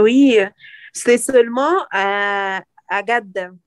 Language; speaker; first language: French; non-native, learner; Arabic